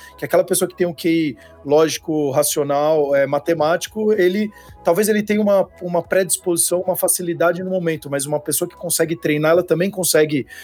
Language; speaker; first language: Portuguese; native; Portuguese